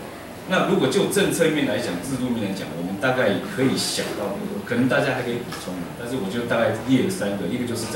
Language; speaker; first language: Chinese; native; Chinese